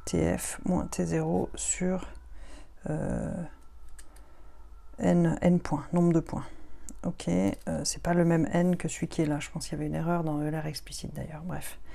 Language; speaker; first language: French; native; French